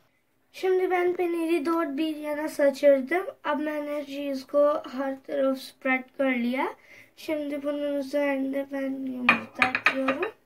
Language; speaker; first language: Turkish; non-native, learner; Urdu